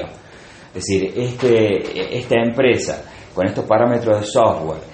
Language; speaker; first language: Spanish; native; Spanish